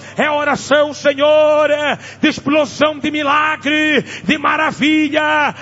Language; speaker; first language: Portuguese; non-native, local second language; Tsonga